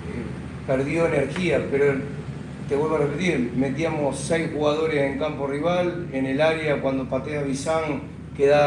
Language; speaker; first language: Spanish; native; Spanish